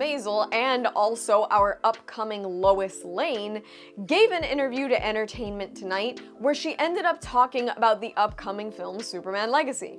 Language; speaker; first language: English; native; English